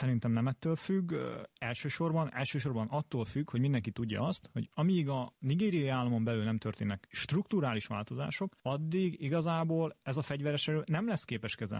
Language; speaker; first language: Hungarian; native; Hungarian